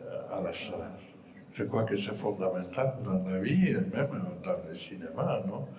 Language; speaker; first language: French; non-native, fluent; Spanish